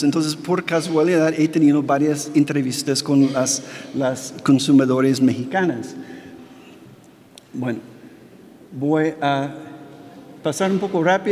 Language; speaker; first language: Spanish; non-native, fluent; English